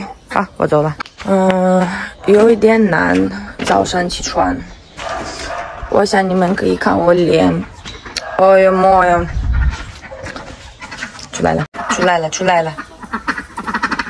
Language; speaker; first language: Chinese; non-native, learner; Ukrainian